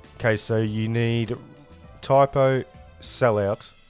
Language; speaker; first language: English; native; English